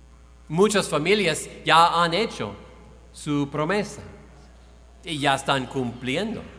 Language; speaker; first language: Spanish; non-native, fluent; English